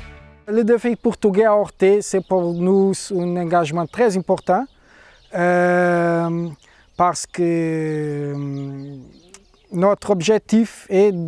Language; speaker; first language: French; non-native, fluent; Portuguese